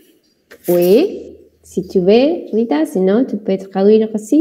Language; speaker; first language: French; non-native, fluent; Spanish